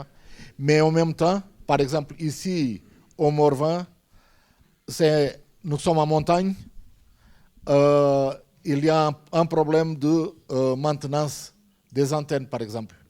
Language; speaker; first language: French; non-native, fluent; Portuguese